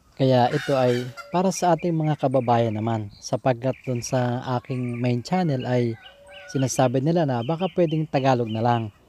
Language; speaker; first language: Filipino; native; Filipino